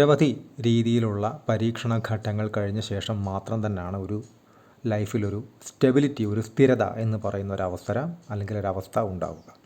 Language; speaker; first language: Malayalam; native; Malayalam